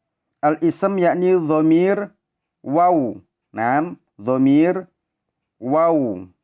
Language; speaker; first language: Arabic; non-native, fluent; Indonesian